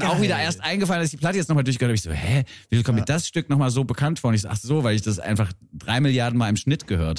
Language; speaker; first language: German; native; German